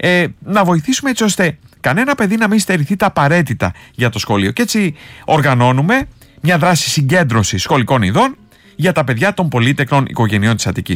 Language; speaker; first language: Greek; native; Greek